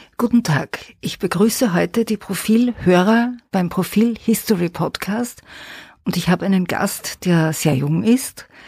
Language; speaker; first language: German; native; German